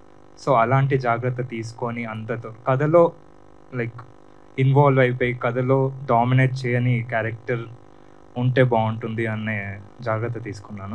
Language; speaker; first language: Telugu; native; Telugu